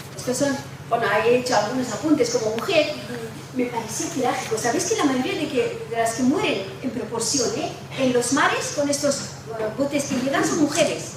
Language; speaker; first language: Spanish; non-native, fluent; Persian